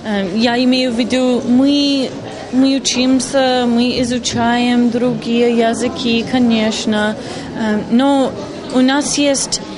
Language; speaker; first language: Russian; non-native, learner; English